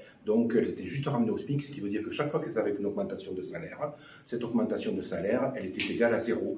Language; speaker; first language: French; native; French